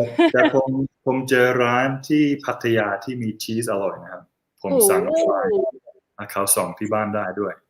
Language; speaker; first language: Thai; non-native, fluent; English